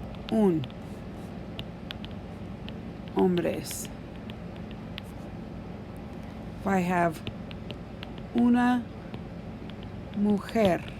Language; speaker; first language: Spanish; non-native, fluent; English